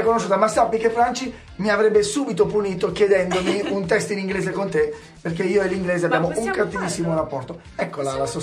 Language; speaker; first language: Italian; native; Italian